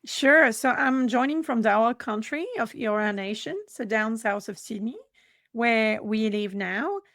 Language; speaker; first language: English; non-native, fluent; French